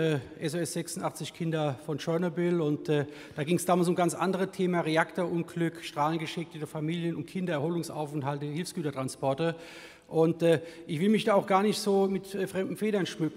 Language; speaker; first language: German; native; German